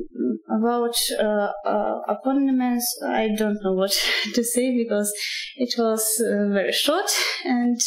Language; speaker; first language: English; non-native, learner; Russian